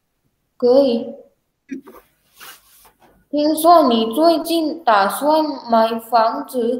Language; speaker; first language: Chinese; non-native, learner; Indonesian